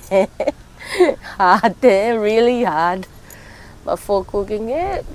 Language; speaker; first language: English; non-native, fluent; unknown